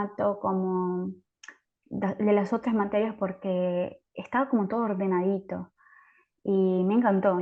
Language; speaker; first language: Spanish; native; Spanish